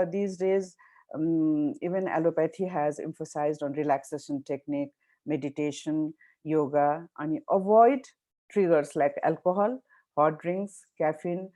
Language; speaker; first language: English; non-native, local second language; Nepali